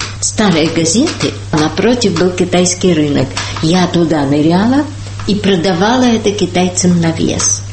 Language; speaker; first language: Russian; early bilingual, heritage; Russian